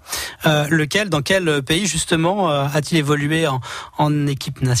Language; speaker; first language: French; native; French